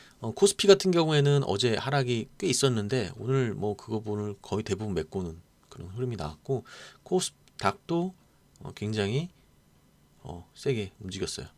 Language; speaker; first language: Korean; native; Korean